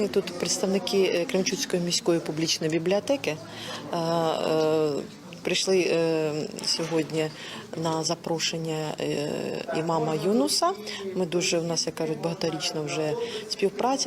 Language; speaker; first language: Ukrainian; native; Ukrainian